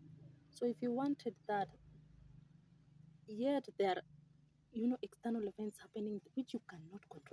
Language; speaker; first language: English; non-native, local second language; Swahili